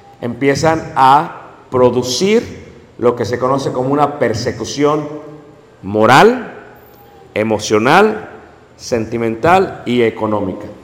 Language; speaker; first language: Spanish; native; Spanish